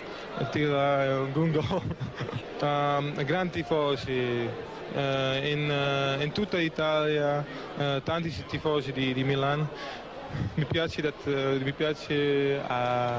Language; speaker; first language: Italian; non-native, learner; Dutch